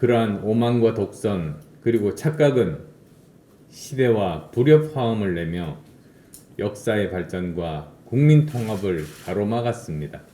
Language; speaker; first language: Korean; native; Korean